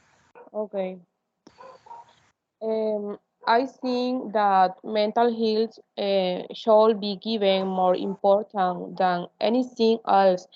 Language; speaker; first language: English; non-native, learner; Spanish